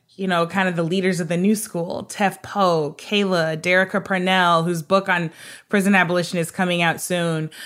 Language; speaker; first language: English; native; English